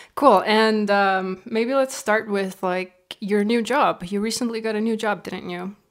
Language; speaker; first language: English; non-native, fluent; Estonian